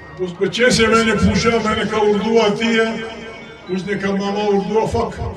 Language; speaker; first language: Urdu; non-native, local second language; Pashto